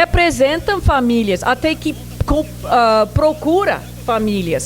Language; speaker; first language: Portuguese; non-native, fluent; English